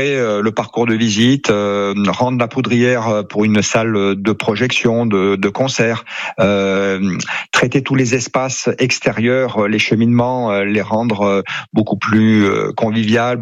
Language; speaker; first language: French; native; French